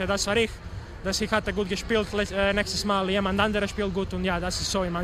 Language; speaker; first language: German; non-native, learner; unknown